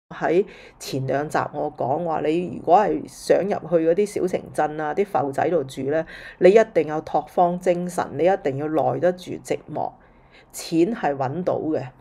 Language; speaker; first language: Cantonese; early bilingual, heritage; Cantonese